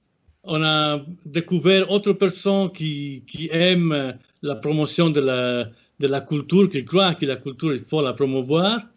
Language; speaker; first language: French; non-native, fluent; Italian